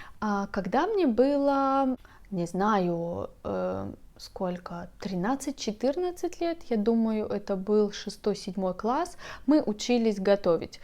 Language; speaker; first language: Russian; native; Russian